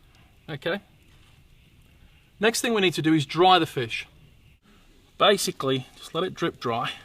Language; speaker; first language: English; native; English